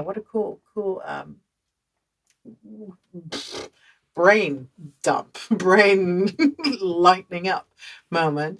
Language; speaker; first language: English; early bilingual, other home language; Dutch